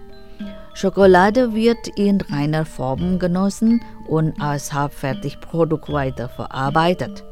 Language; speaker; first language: German; non-native, fluent; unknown